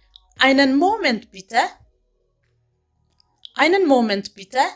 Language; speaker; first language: German; non-native, fluent; Amharic